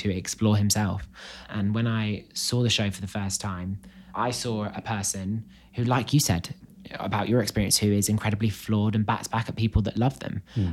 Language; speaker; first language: English; native; English